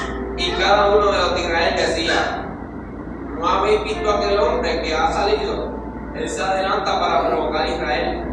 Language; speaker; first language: Spanish; native; Spanish